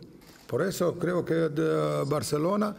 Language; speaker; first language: Italian; non-native, fluent; Romanian